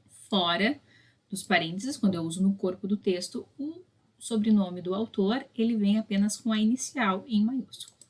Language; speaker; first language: Portuguese; native; Portuguese